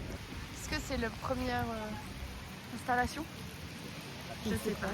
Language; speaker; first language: French; native; French